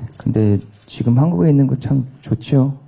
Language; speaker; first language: Korean; early bilingual, heritage; Korean